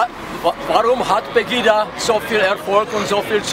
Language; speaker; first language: German; non-native, fluent; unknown